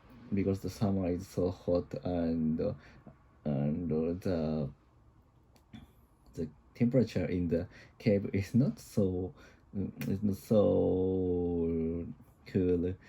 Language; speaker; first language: English; non-native, learner; Japanese